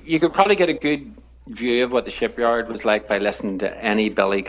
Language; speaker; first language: English; native; English